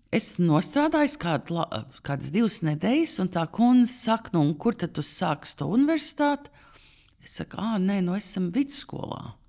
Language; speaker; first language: Latvian; early bilingual, heritage; Latvian